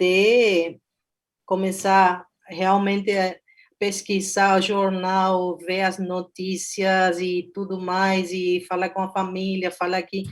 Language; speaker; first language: Portuguese; non-native, fluent; Spanish